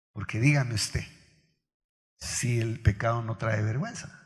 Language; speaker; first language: Spanish; native; Spanish